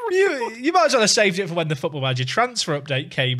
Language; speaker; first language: English; native; English